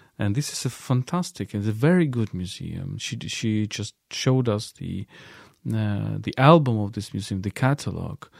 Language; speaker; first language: English; non-native, fluent; Ukrainian